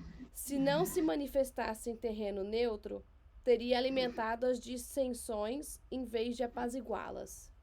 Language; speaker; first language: Portuguese; native; Portuguese